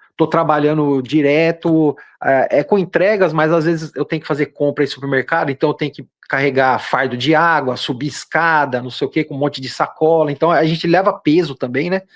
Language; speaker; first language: Portuguese; native; Portuguese